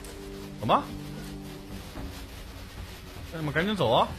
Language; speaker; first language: Chinese; native; Chinese